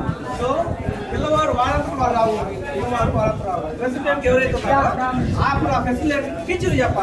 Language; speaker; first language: Telugu; native; Telugu